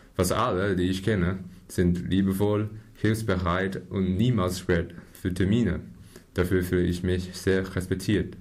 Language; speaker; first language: German; non-native, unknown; Cantonese